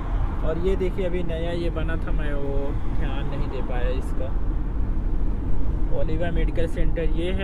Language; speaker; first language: Hindi; native; Hindi